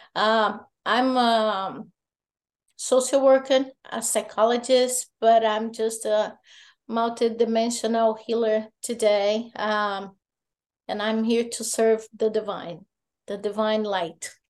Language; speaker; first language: English; non-native, fluent; Portuguese